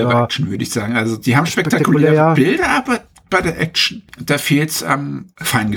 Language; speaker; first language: German; native; German